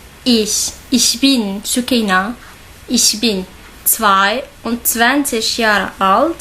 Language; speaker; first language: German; non-native, learner; Arabic